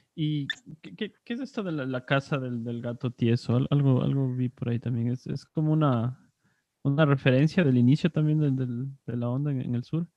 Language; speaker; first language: Spanish; native; Spanish